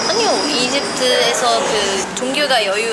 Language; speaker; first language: Korean; non-native, local second language; Arabic